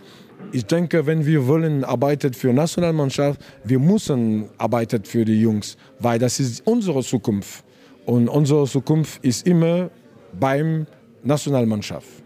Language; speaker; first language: German; non-native, learner; French